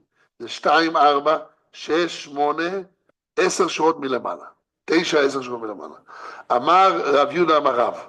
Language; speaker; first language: Hebrew; non-native, fluent; English